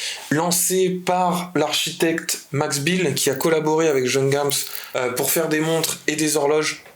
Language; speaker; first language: French; native; French